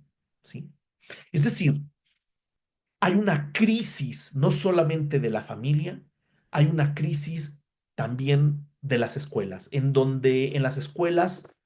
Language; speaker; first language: Spanish; native; Spanish